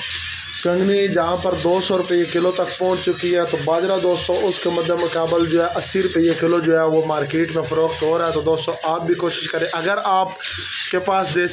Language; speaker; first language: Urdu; non-native, local second language; Punjabi